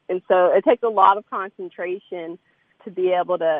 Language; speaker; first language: English; native; English